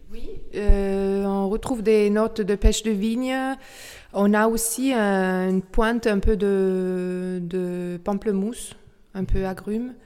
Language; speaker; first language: French; non-native, local second language; Swiss German